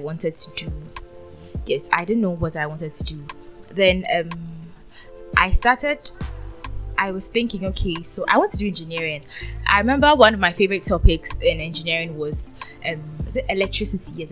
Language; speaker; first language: English; non-native, local second language; Akan